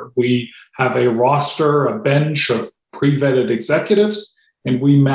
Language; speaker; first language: English; non-native, fluent; German